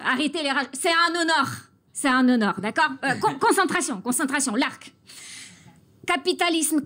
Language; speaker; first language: French; non-native, fluent; Russian